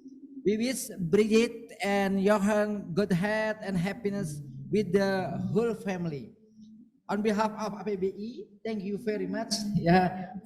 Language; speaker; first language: English; non-native, learner; Indonesian